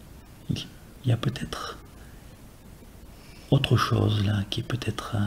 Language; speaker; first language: French; native; French